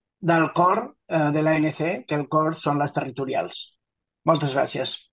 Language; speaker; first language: Catalan; native; Catalan